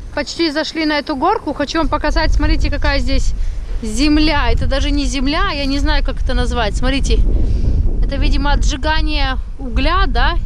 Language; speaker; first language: Russian; native; Russian